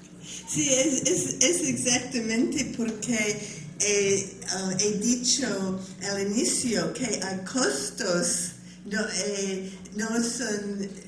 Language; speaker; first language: Spanish; non-native, learner; English